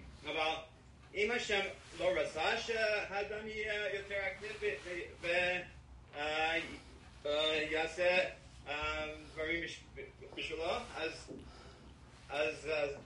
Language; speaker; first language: Hebrew; non-native, fluent; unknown